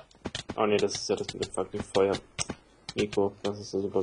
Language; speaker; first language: German; native; German